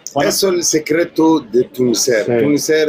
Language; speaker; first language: Spanish; non-native, learner; Arabic